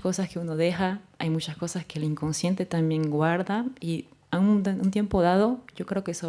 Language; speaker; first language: Spanish; native; Spanish